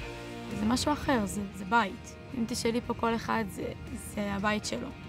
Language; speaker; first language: Hebrew; early bilingual, other home language; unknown